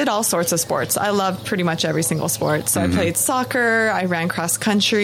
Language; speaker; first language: English; native; English